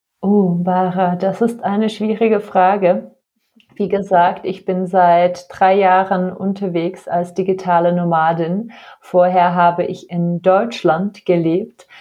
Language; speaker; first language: German; non-native, fluent; Czech